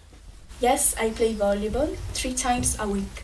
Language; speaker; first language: English; non-native, learner; Italian